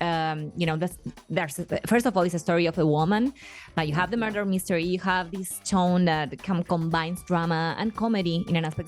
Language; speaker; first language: English; non-native, fluent; Spanish